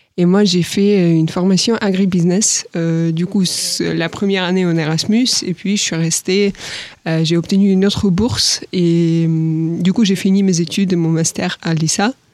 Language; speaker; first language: French; non-native, fluent; Ukrainian